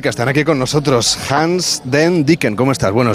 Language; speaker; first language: Spanish; native; Spanish